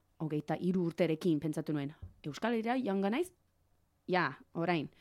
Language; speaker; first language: Basque; non-native, learner; English